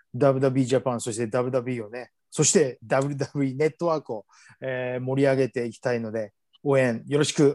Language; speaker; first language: Japanese; native; Japanese